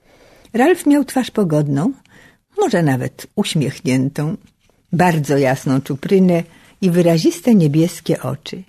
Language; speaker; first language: Polish; native; Polish